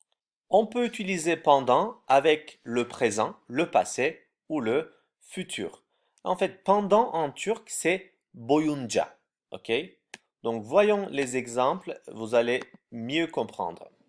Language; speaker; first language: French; non-native, fluent; Turkish